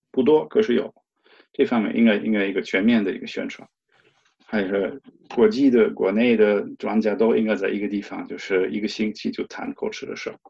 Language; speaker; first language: Chinese; non-native, fluent; German